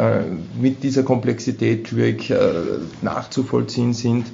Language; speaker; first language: German; native; German